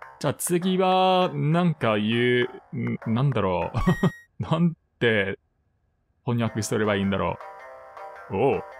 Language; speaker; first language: Japanese; non-native, fluent; English